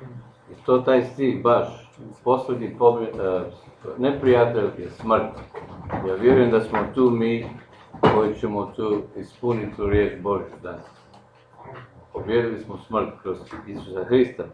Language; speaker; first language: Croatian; non-native, local second language; Slovenian